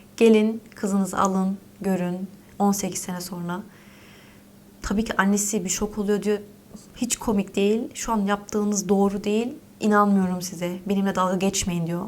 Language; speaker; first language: Turkish; early bilingual, heritage; Turkish